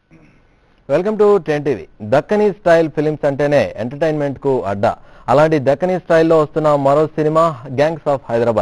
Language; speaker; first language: Telugu; native; Telugu